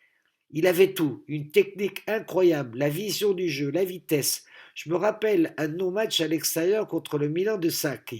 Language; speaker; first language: French; native; French